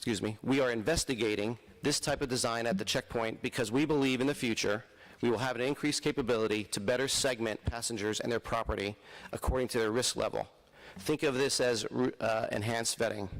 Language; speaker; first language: English; native; English